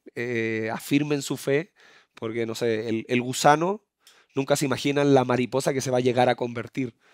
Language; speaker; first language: Spanish; native; Spanish